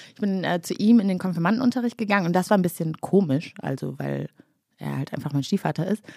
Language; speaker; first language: German; early bilingual, other home language; Kinyarwanda